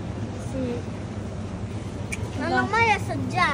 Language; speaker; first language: Italian; early bilingual, other home language; Filipino